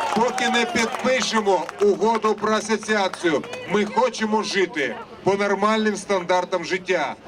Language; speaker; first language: Ukrainian; non-native, local second language; Russian